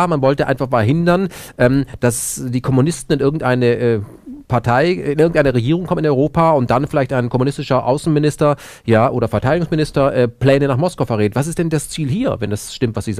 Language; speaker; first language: German; native; German